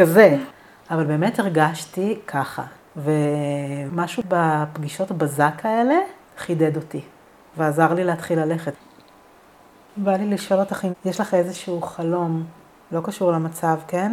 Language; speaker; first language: Hebrew; native; Hebrew